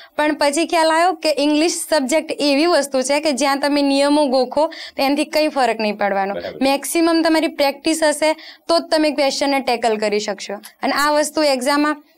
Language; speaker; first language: Gujarati; non-native, local second language; Rajasthani